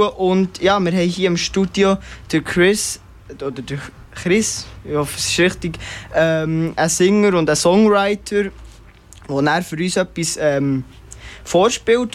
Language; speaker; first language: German; native; German